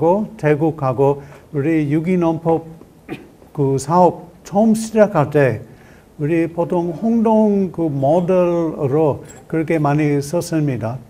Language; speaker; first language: Korean; non-native, learner; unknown